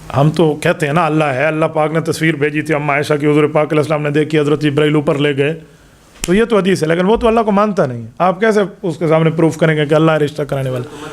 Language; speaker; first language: Urdu; non-native, local second language; Punjabi